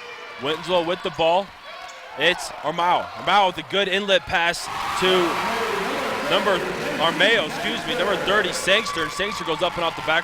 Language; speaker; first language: English; native; English